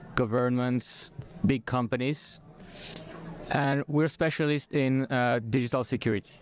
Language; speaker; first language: English; non-native, fluent; French